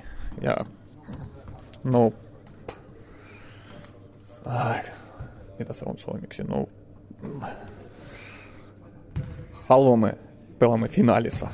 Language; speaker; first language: Finnish; non-native, learner; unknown